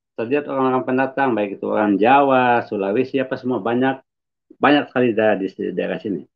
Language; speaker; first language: Indonesian; non-native, local second language; Minangkabau